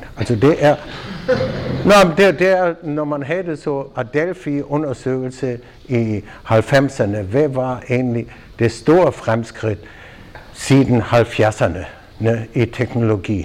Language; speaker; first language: Danish; non-native, fluent; German